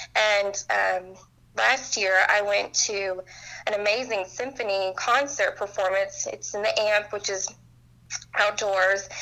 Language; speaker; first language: English; native; English